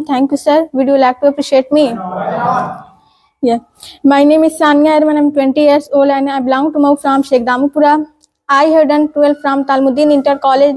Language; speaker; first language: English; non-native, learner; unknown